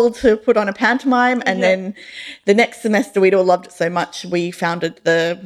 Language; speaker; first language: English; native; English